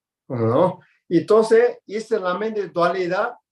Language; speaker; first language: Spanish; non-native, learner; Tibetan